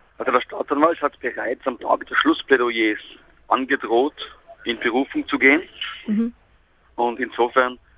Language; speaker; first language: German; native; German